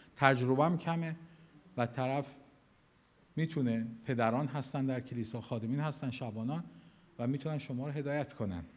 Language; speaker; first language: Persian; native; Persian